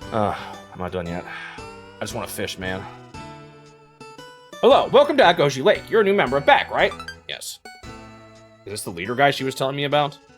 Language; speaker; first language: English; native; English